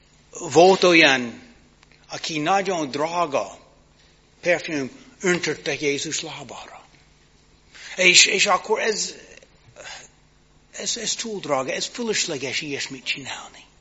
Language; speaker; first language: Hungarian; non-native, fluent; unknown